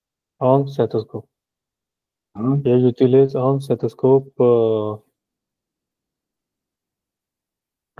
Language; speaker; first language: French; non-native, learner; Punjabi